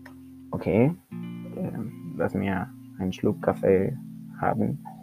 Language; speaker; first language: German; non-native, learner; Spanish